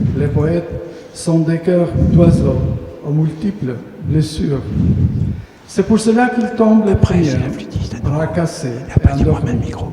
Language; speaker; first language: French; non-native, fluent; Albanian